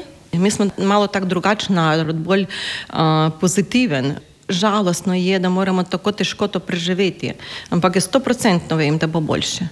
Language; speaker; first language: Slovenian; non-native, learner; Ukrainian